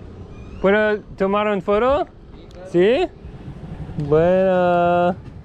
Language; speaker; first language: Spanish; non-native, learner; French